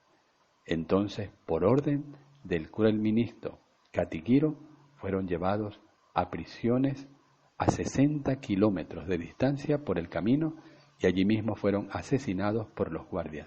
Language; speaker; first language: Spanish; native; Spanish